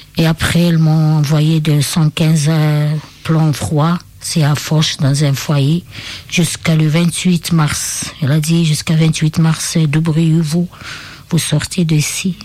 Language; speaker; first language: French; non-native, local second language; Arabic